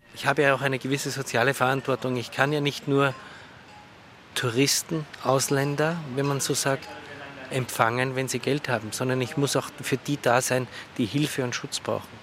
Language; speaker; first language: German; native; German